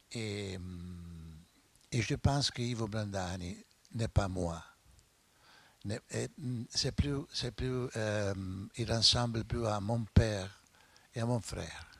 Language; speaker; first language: French; non-native, fluent; Italian